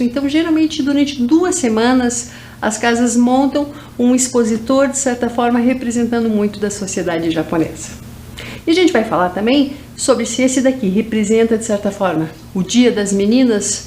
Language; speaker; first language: Portuguese; native; Portuguese